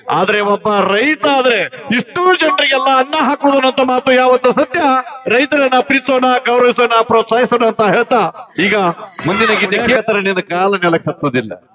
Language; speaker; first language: Kannada; native; Kannada